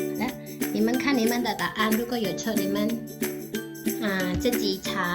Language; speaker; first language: Chinese; non-native, fluent; Indonesian